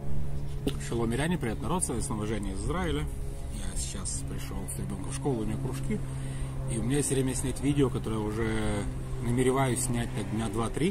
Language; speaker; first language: Russian; native; Russian